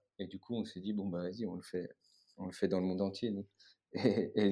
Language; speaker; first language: French; native; French